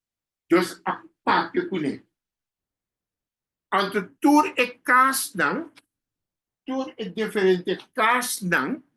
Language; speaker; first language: Portuguese; non-native, learner; Papiamento